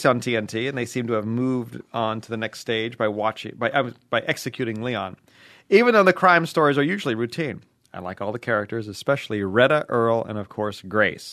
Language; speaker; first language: English; native; English